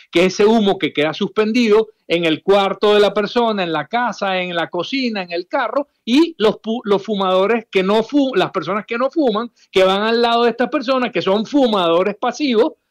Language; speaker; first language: Spanish; native; Spanish